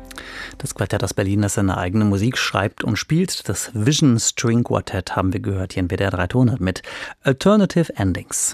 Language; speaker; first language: German; native; German